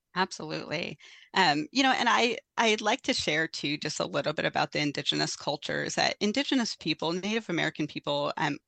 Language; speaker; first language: English; native; English